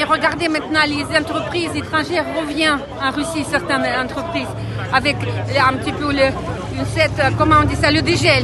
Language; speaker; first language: French; non-native, fluent; Russian